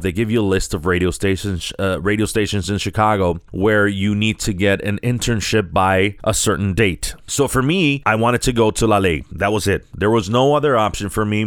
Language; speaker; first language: English; native; English